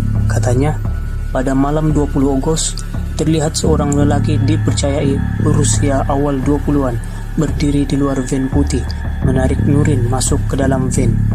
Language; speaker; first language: Malay; native; Malay